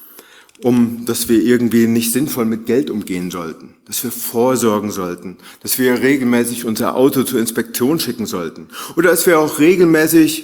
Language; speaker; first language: German; native; German